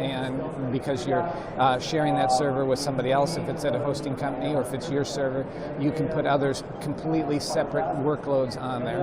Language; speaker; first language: English; native; English